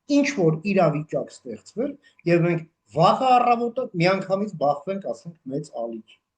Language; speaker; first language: Armenian; native; Armenian